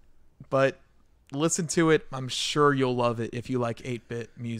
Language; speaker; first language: English; native; English